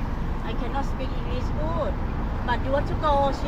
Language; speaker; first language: English; non-native, learner; Thai